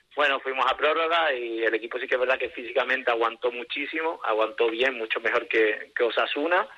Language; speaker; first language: Spanish; native; Spanish